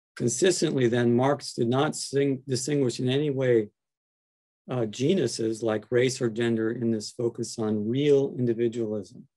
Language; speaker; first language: English; native; English